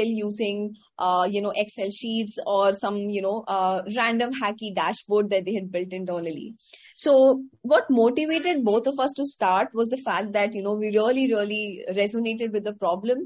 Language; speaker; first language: English; non-native, local second language; Hindi